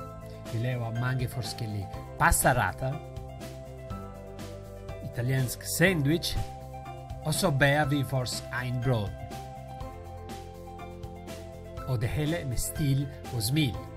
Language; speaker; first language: Swedish; non-native, local second language; Italian